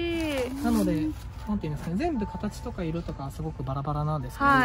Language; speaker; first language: Japanese; native; Japanese